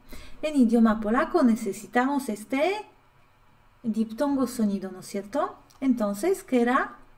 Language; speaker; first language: Spanish; non-native, fluent; Polish